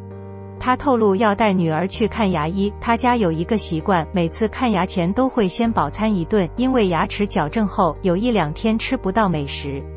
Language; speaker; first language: Chinese; native; Chinese